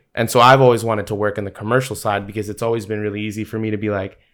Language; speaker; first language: English; native; English